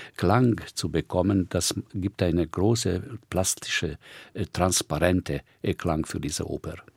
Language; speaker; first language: German; non-native, fluent; Hungarian